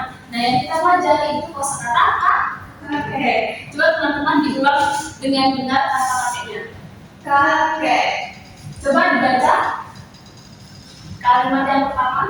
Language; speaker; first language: Indonesian; native; Indonesian